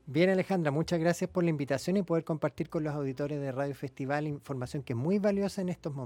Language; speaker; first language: Spanish; native; Spanish